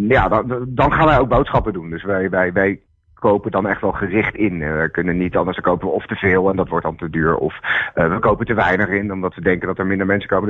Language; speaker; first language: Dutch; native; Dutch